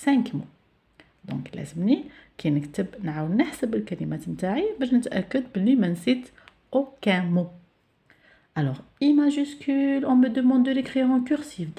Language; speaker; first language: French; non-native, local second language; Arabic